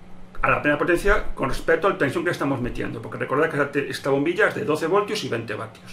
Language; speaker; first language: Spanish; native; Spanish